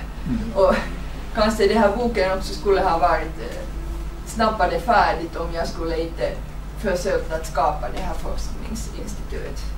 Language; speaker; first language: Swedish; non-native, fluent; Finnish